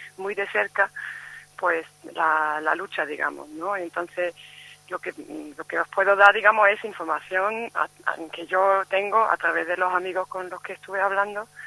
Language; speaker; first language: Spanish; non-native, fluent; Turkish